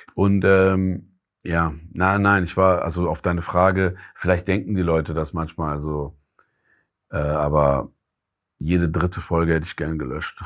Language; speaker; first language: German; early bilingual, other home language; Persian